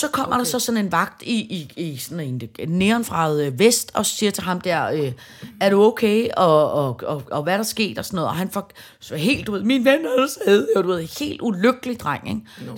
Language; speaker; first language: Danish; native; Danish